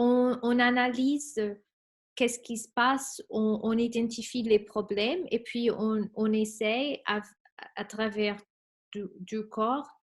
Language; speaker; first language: French; non-native, fluent; Spanish